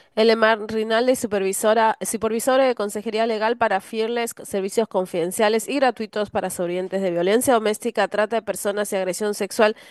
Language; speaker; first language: Spanish; native; Spanish